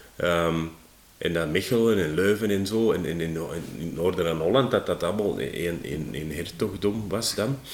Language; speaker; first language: Dutch; native; Dutch